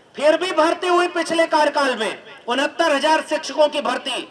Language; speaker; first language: Hindi; native; Hindi